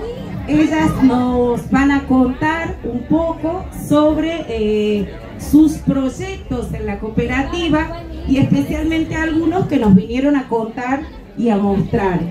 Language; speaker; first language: Spanish; native; Spanish